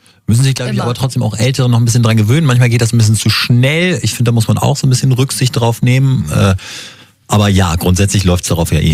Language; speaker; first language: German; native; German